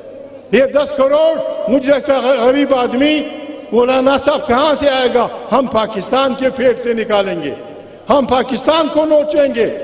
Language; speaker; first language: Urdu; non-native, local second language; Pashto